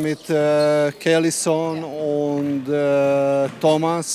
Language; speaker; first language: German; non-native, fluent; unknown